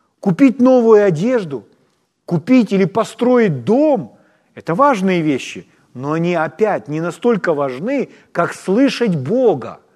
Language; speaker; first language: Russian; non-native, local second language; Ukrainian